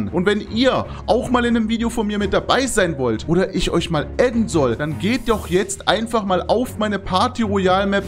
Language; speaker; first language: German; native; German